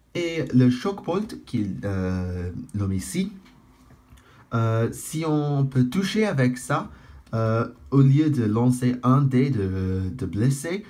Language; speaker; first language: French; non-native, fluent; English